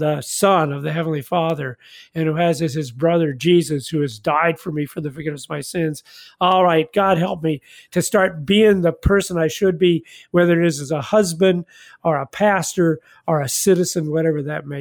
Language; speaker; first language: English; native; English